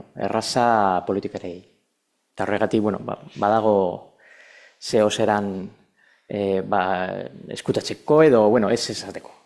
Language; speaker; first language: Basque; non-native, local second language; Spanish